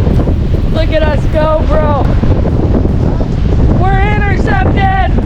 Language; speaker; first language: English; native; English